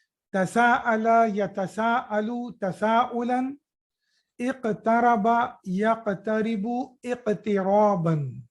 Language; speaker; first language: Arabic; non-native, fluent; Urdu